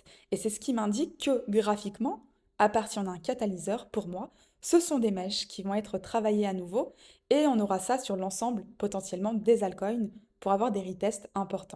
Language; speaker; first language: French; native; French